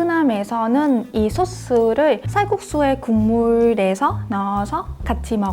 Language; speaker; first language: Korean; non-native, fluent; Vietnamese